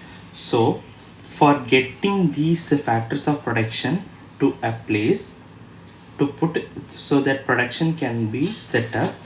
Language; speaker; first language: English; non-native, local second language; Tamil